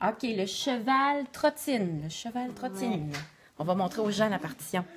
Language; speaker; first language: French; native; French